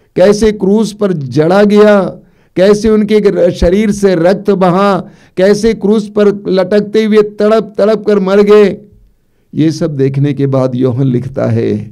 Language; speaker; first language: Hindi; native; Hindi